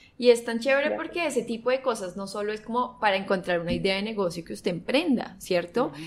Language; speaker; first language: Spanish; native; Spanish